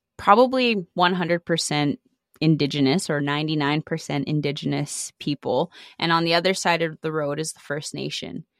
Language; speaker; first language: English; native; English